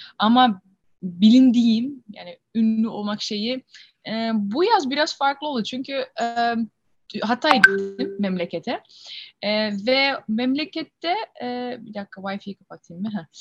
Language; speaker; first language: Turkish; early bilingual, heritage; Turkish